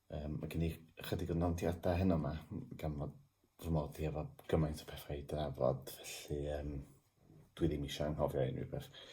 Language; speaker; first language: Welsh; native; Welsh